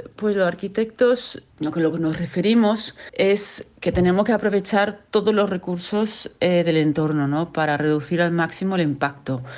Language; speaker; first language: Spanish; non-native, fluent; Danish